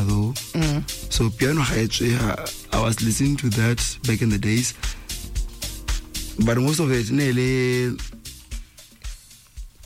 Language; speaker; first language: English; non-native, local second language; Tswana